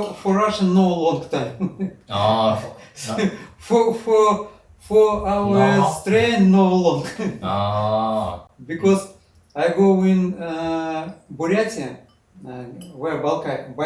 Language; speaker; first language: English; non-native, learner; Russian